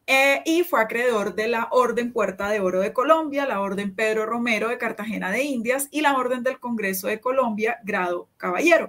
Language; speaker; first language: Spanish; native; Spanish